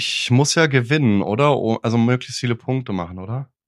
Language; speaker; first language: German; native; German